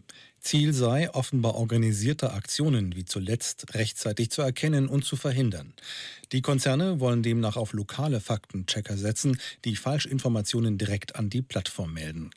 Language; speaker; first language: German; native; German